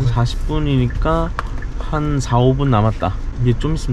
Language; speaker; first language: Korean; native; Korean